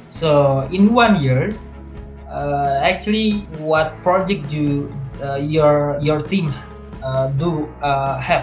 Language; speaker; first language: English; non-native, learner; Indonesian